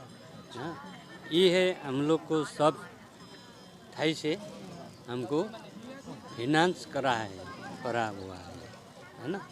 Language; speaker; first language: Hindi; non-native, learner; Nepali